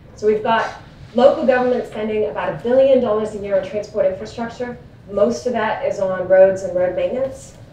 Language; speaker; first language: English; native; English